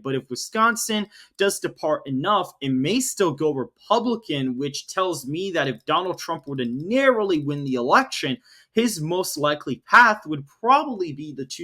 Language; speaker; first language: English; native; English